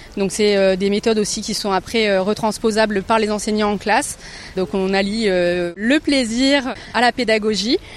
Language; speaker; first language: French; native; French